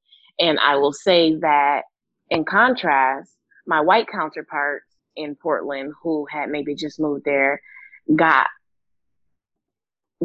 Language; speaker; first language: English; native; English